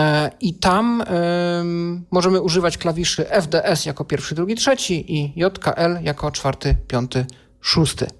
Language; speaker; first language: Polish; native; Polish